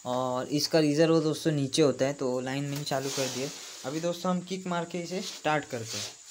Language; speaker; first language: Hindi; non-native, local second language; Marathi